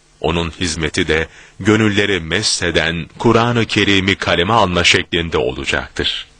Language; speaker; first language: Turkish; native; Turkish